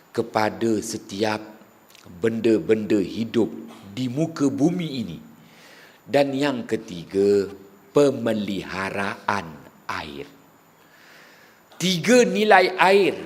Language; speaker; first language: Malay; native; Malay